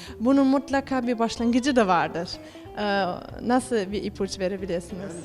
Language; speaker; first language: Turkish; early bilingual, heritage; Turkish